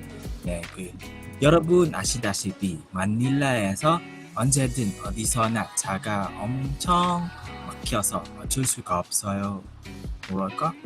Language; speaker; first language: Korean; non-native, learner; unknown